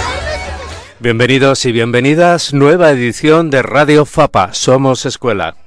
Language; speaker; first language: Spanish; native; Spanish